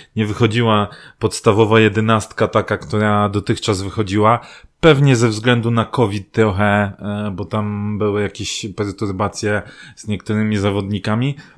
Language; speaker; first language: Polish; native; Polish